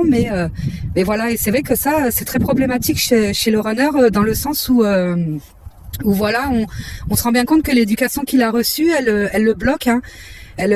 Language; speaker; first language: French; native; French